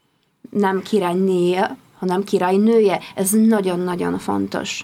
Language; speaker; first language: Hungarian; non-native, fluent; Polish